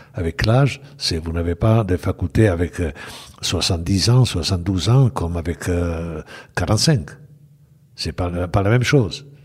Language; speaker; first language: French; non-native, fluent; Bosnian